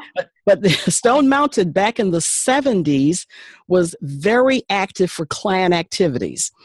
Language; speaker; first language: English; native; English